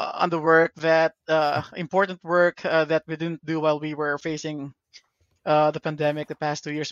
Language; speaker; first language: English; non-native, local second language; Filipino